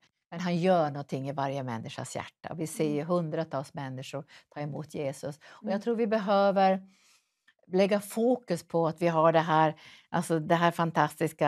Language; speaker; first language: Swedish; native; Swedish